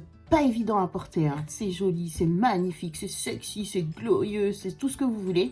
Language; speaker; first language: French; native; French